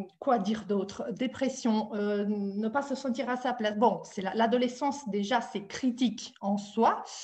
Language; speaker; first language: French; non-native, fluent; Italian